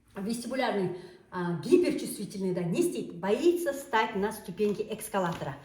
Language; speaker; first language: Russian; non-native, local second language; Kazakh